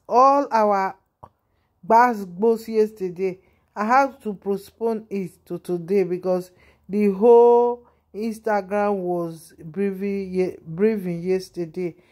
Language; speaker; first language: Nigerian Pidgin; non-native, local second language; Yoruba